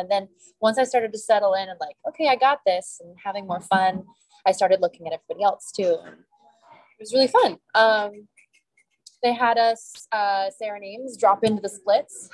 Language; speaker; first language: English; native; English